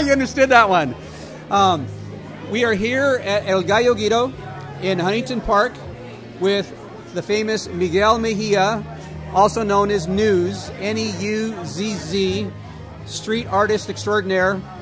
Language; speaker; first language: English; native; English